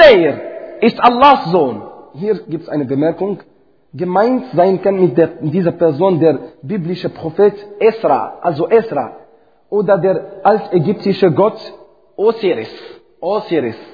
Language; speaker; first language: German; non-native, fluent; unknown